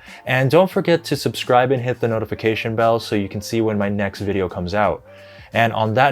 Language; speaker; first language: English; native; English